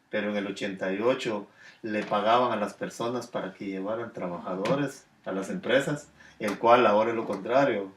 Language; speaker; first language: Spanish; native; Spanish